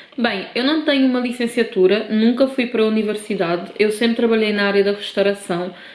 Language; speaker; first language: Portuguese; non-native, local second language; Kabuverdianu